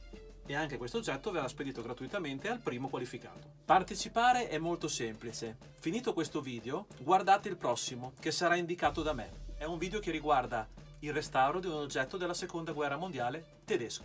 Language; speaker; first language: Italian; native; Italian